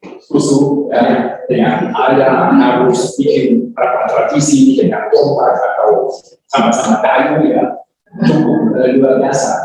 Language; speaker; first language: Indonesian; non-native, learner; German